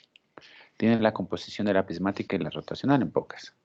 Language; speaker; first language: Spanish; native; Spanish